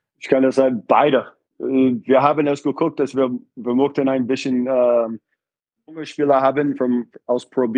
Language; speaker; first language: German; non-native, fluent; English